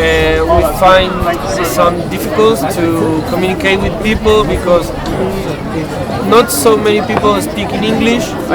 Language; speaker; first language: English; non-native, learner; Spanish